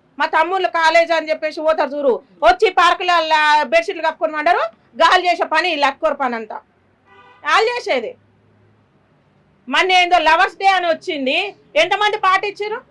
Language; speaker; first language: Telugu; native; Telugu